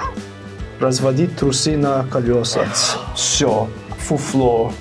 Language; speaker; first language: Russian; non-native, fluent; English